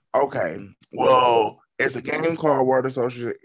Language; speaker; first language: English; native; English